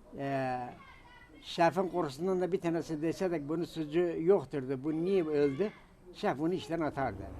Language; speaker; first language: Turkish; native; Turkish